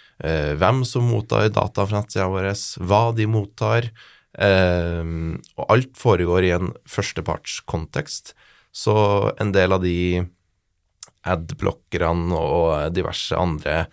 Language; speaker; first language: Norwegian; native; Norwegian